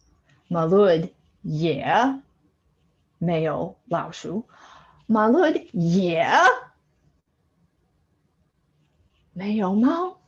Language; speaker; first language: Chinese; non-native, fluent; English